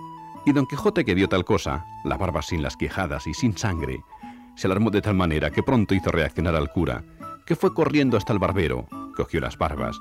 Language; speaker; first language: Spanish; native; Spanish